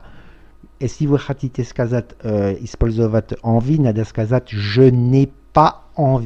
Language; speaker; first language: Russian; non-native, fluent; French